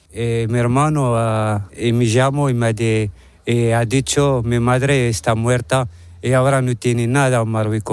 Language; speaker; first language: Spanish; non-native, learner; Arabic